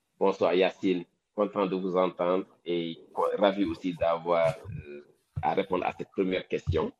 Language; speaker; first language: French; non-native, local second language; Wolof